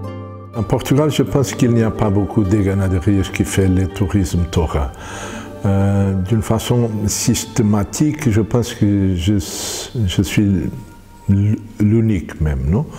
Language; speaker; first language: French; non-native, fluent; Portuguese